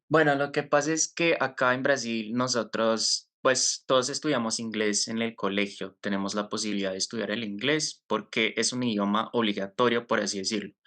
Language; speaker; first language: Spanish; non-native, fluent; Portuguese